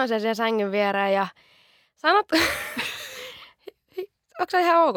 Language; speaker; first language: Finnish; native; Finnish